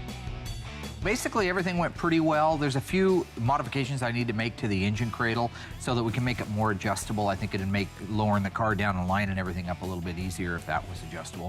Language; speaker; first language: English; native; English